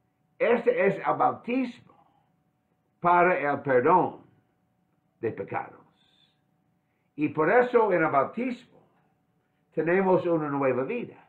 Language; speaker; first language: Spanish; non-native, fluent; English